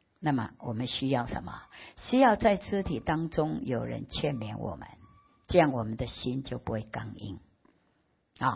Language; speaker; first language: Chinese; early bilingual, heritage; Chinese